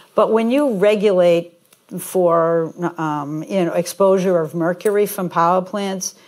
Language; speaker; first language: English; native; English